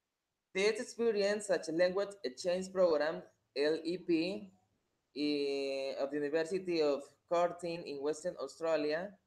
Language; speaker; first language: English; non-native, fluent; Spanish